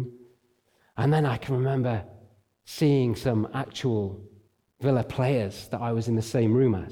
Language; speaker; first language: English; native; English